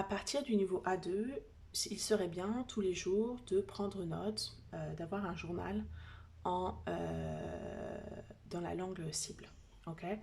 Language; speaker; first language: French; native; French